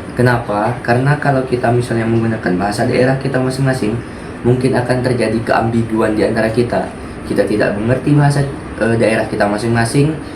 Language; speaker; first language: Indonesian; non-native, local second language; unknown